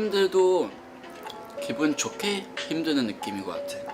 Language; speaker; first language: Korean; non-native, learner; Chinese